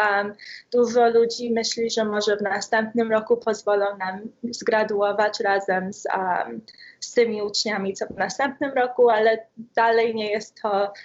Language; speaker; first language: Polish; early bilingual, heritage; Polish